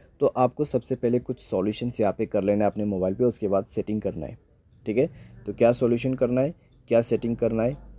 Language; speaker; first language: Hindi; native; Hindi